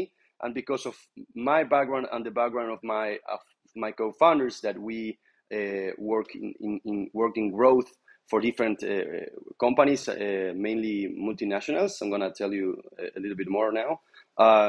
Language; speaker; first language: English; non-native, fluent; Spanish